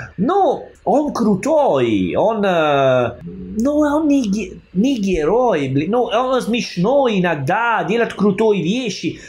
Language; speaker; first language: Russian; non-native, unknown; Italian